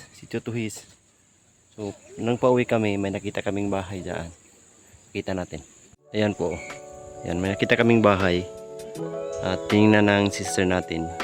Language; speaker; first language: Filipino; non-native, local second language; Cebuano